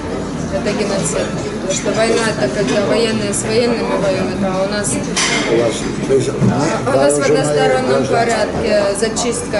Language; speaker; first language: Russian; native; Russian